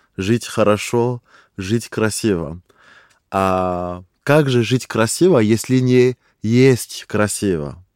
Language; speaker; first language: Russian; non-native, fluent; French